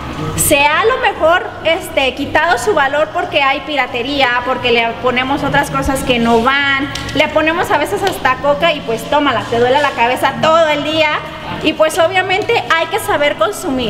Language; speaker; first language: Spanish; native; Spanish